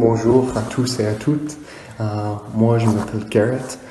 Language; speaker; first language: French; non-native, fluent; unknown